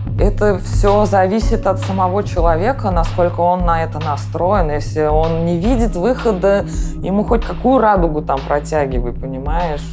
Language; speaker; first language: Russian; native; Russian